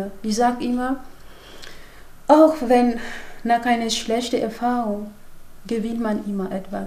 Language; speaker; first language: German; non-native, fluent; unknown